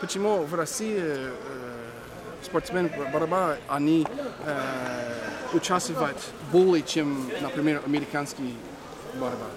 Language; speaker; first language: Russian; non-native, learner; English